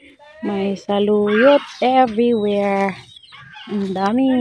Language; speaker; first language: Filipino; non-native, local second language; Iloko